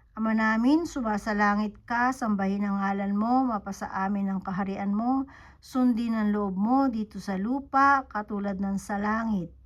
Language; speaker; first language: Filipino; native; Filipino